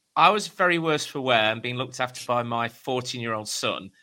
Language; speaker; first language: English; native; English